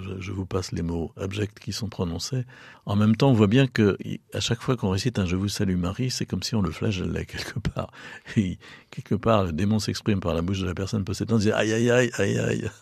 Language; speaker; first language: French; native; French